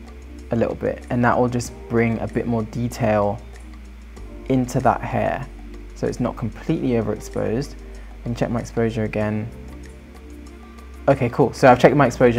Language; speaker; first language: English; native; English